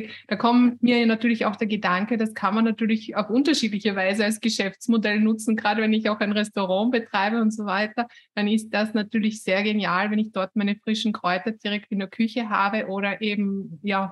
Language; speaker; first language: German; native; German